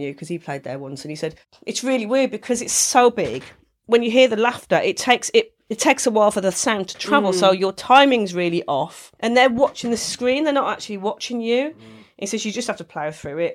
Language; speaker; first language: English; native; English